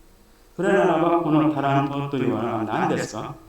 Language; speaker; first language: Japanese; non-native, fluent; Korean